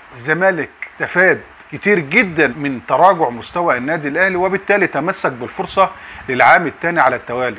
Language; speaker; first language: Arabic; native; Arabic